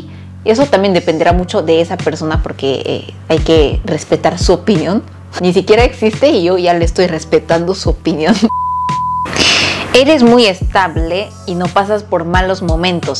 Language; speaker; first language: Spanish; early bilingual, other home language; Korean